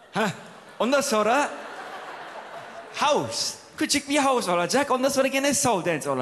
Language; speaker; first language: Turkish; early bilingual, heritage; Turkish